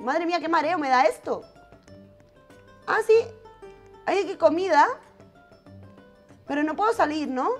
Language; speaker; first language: Spanish; native; Spanish